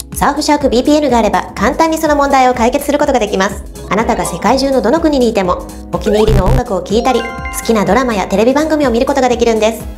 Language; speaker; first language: Japanese; native; Japanese